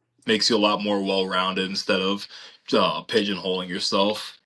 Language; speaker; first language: English; native; English